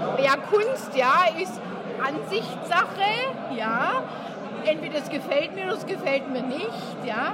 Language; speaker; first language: German; native; German